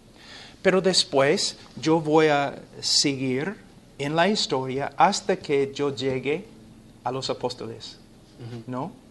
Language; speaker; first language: Spanish; non-native, fluent; English